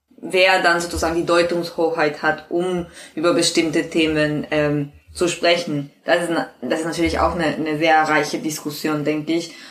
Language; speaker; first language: German; non-native, fluent; Spanish